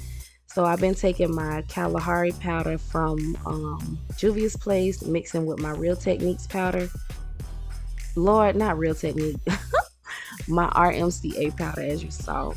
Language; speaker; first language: English; native; English